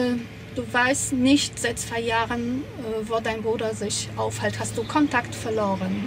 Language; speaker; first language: German; non-native, fluent; Polish